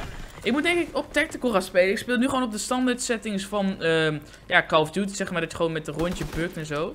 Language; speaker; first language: Dutch; native; Dutch